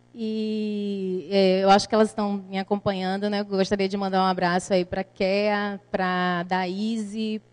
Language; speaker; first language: Portuguese; native; Portuguese